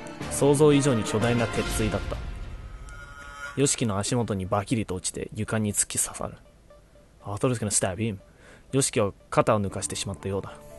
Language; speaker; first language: Japanese; early bilingual, heritage; Japanese